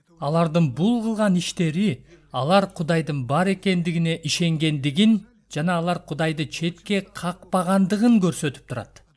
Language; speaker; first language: Kyrgyz; non-native, local second language; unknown